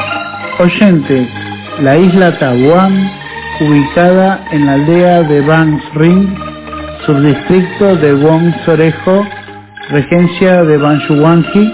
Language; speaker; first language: Spanish; non-native, fluent; Indonesian